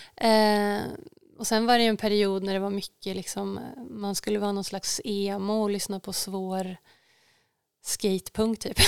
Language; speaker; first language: Swedish; native; Swedish